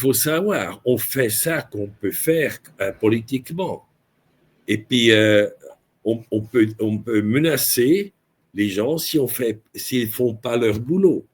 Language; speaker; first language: French; non-native, local second language; German